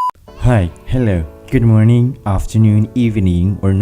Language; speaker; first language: English; non-native, fluent; Indonesian